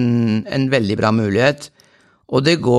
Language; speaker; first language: Swedish; non-native, fluent; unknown